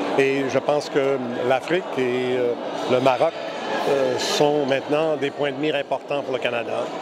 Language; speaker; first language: French; native; French